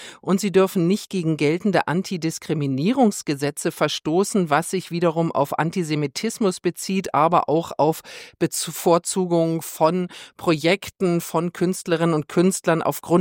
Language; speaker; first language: German; native; German